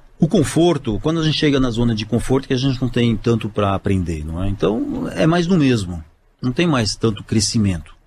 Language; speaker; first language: Portuguese; non-native, fluent; French